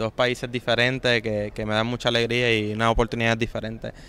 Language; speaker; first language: Spanish; native; Spanish